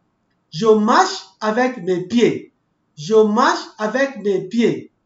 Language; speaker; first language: French; non-native, fluent; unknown